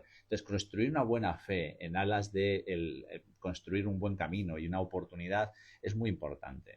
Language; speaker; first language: Spanish; native; Spanish